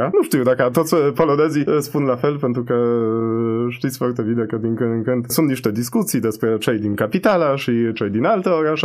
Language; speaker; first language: Romanian; non-native, fluent; Polish